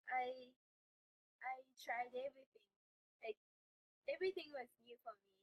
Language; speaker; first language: English; non-native, learner; Japanese